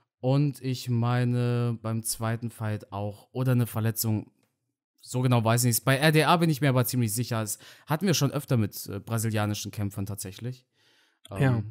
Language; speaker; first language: German; native; German